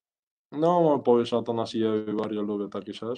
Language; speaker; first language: Polish; non-native, learner; Spanish